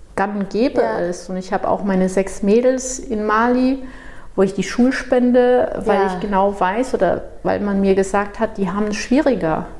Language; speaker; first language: German; non-native, fluent; Portuguese